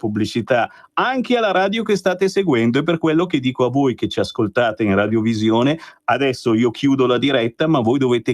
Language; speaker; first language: Italian; native; Italian